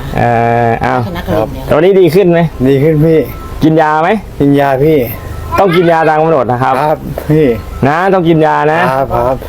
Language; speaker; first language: Thai; native; Thai